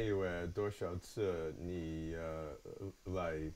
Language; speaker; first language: Chinese; non-native, learner; English